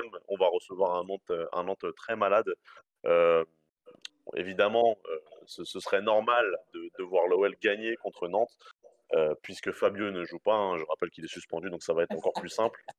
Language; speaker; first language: French; native; French